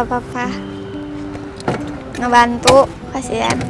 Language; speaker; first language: Indonesian; native; Indonesian